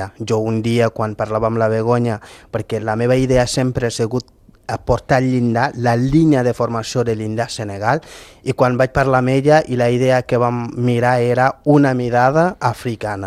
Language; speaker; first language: Catalan; non-native, local second language; Fula